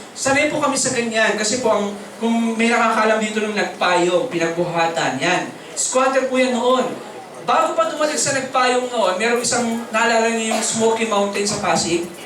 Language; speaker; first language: Filipino; native; Filipino